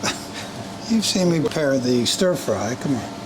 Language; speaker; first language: English; native; English